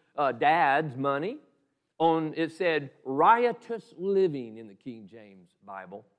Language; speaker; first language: English; native; English